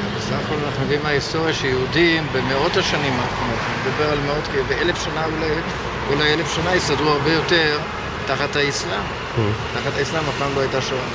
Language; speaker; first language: Hebrew; native; Hebrew